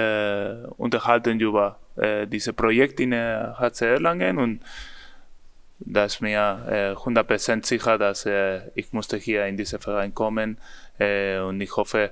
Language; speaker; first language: German; non-native, learner; Spanish